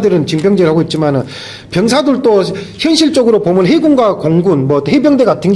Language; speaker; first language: Korean; native; Korean